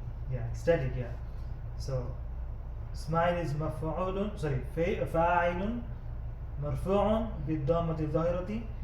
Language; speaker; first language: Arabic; non-native, learner; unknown